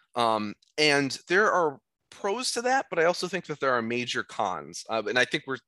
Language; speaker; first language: English; native; English